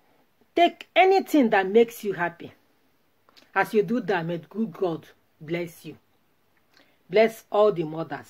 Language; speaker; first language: English; non-native, local second language; Igbo